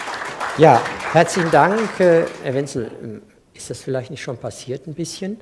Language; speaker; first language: German; native; German